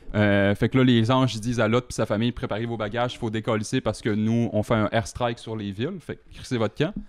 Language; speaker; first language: French; native; French